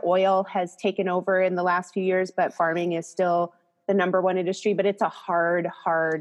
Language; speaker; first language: English; native; English